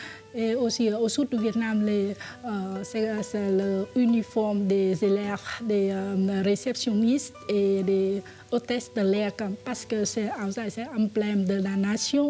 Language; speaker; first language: French; non-native, fluent; Vietnamese